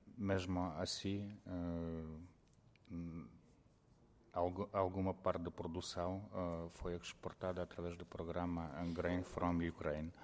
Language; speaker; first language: Portuguese; non-native, fluent; Ukrainian